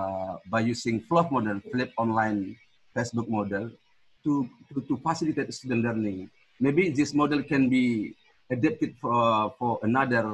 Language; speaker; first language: English; non-native, learner; Indonesian